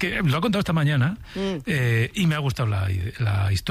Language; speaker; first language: Spanish; native; Spanish